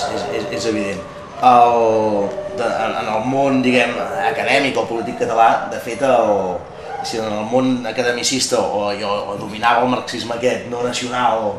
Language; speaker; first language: Catalan; native; Catalan